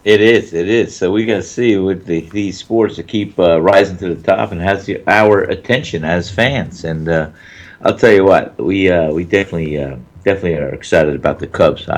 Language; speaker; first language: English; native; English